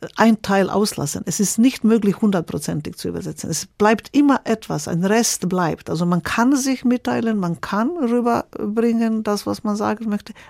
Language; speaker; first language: German; non-native, fluent; Croatian